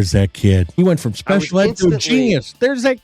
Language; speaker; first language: English; native; English